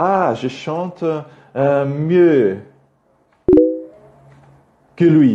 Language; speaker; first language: French; non-native, fluent; Portuguese